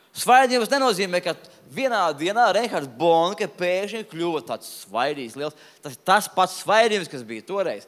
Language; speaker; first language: Latvian; non-native, local second language; Russian